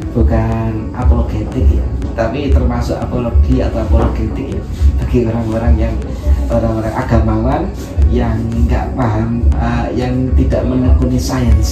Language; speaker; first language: Indonesian; native; Indonesian